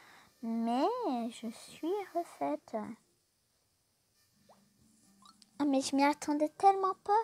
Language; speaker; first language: French; native; French